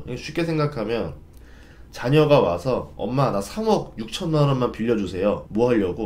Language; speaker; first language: Korean; native; Korean